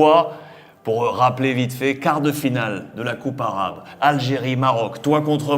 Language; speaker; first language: French; native; French